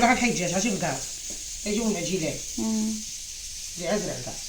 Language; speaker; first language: Arabic; native; Arabic